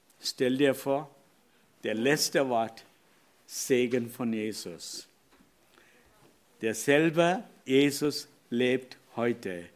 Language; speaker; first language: German; non-native, learner; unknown